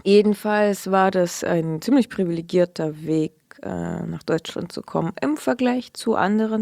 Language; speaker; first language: German; early bilingual, other home language; Russian